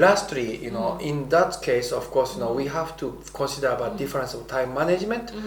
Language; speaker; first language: English; non-native, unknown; Japanese